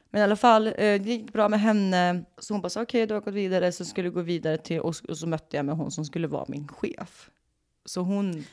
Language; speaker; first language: Swedish; native; Swedish